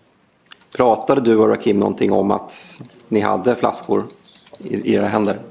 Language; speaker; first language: Swedish; native; Swedish